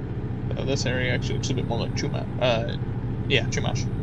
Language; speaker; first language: English; native; English